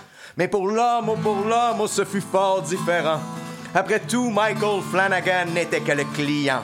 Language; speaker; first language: French; native; French